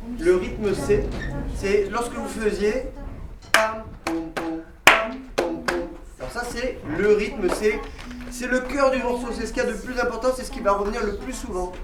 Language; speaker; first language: French; native; French